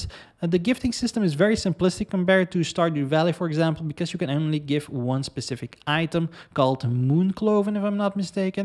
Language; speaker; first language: English; non-native, fluent; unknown